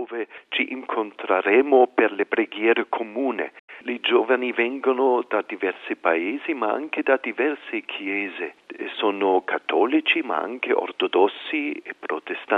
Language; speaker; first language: Italian; non-native, fluent; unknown